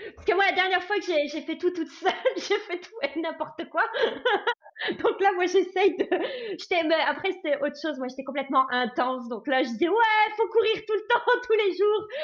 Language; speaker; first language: French; native; French